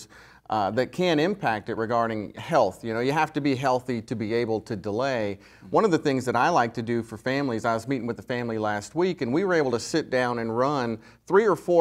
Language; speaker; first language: English; native; English